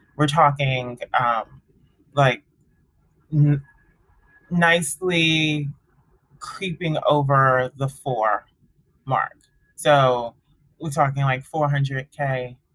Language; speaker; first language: English; early bilingual, other home language; Akan